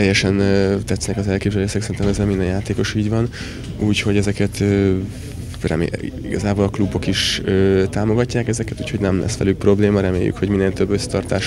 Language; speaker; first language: Hungarian; native; Hungarian